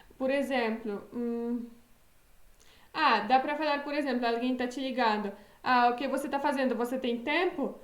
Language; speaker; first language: Portuguese; non-native, fluent; Polish